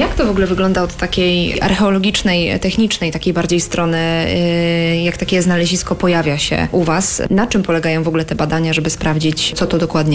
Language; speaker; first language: Polish; native; Polish